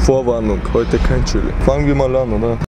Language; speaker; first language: German; early bilingual, other home language; Chechen